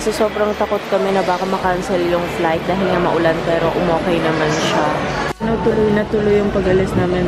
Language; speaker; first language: Filipino; early bilingual, heritage; Filipino